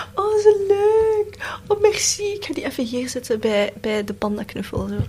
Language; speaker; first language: Dutch; early bilingual, other home language; Cantonese